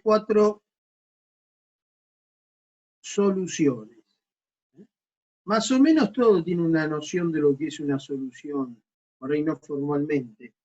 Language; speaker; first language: Spanish; native; Spanish